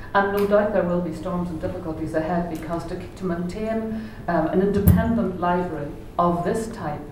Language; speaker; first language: English; native; English